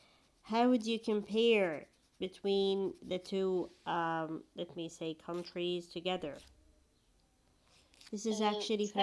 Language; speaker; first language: English; non-native, fluent; Arabic